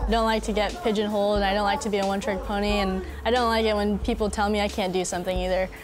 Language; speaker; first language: English; native; English